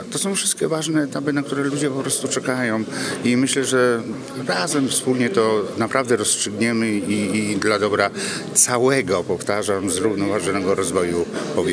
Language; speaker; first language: Polish; native; Polish